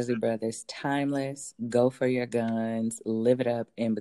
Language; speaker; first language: English; native; English